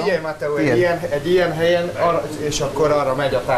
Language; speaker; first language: Hungarian; native; Hungarian